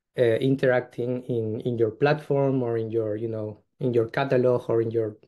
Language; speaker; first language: English; non-native, fluent; Spanish